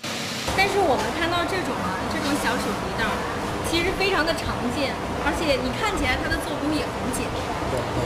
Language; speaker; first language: Chinese; native; Chinese